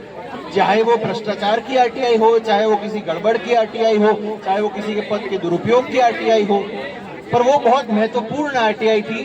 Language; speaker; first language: Hindi; native; Hindi